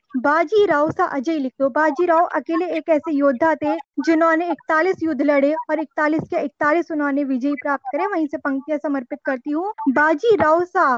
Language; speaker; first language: Hindi; native; Hindi